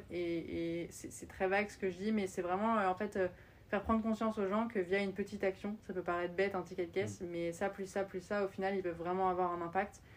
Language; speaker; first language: French; native; French